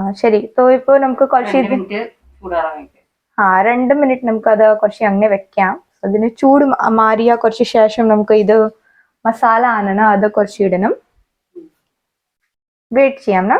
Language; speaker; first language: Malayalam; non-native, learner; Hindi